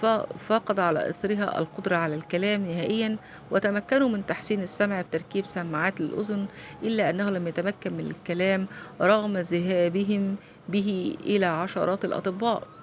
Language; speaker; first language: Arabic; native; Arabic